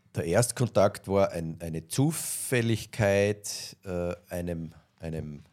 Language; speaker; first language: German; native; German